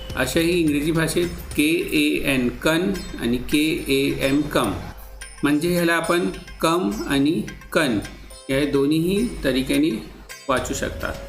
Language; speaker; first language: Marathi; non-native, local second language; Urdu